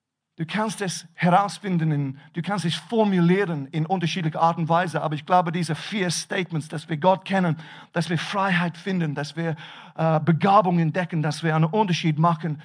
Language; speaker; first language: German; non-native, fluent; English